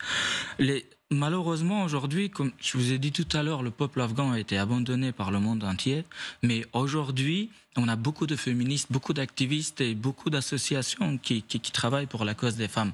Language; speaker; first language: French; non-native, fluent; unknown